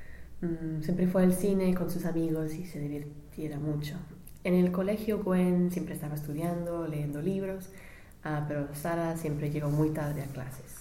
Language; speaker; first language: Spanish; non-native, fluent; English